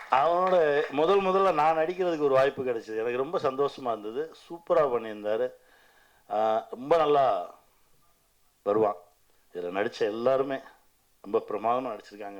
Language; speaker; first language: Tamil; native; Tamil